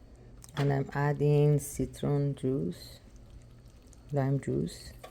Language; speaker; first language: English; non-native, learner; Persian